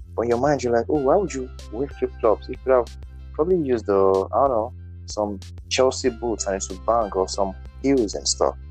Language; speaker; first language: English; non-native, local second language; Yoruba